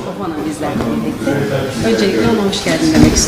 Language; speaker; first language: Turkish; native; Turkish